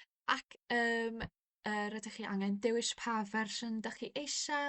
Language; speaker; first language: Welsh; non-native, local second language; English